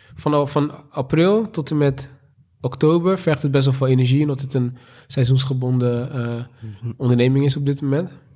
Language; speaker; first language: Dutch; native; Dutch